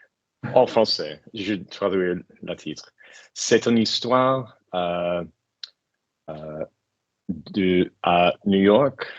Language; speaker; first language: French; non-native, learner; English